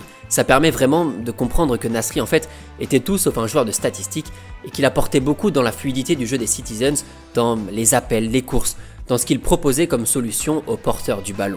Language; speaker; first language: French; native; French